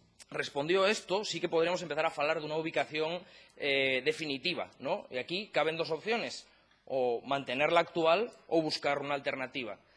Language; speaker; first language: Asturian; native; Asturian